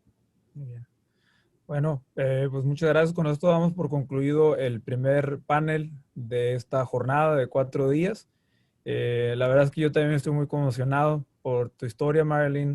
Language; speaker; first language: Spanish; native; Spanish